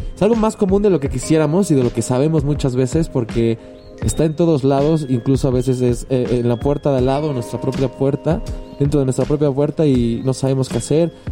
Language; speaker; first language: Spanish; native; Spanish